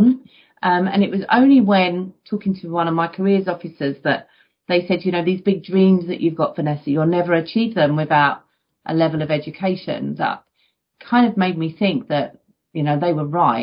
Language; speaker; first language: English; native; English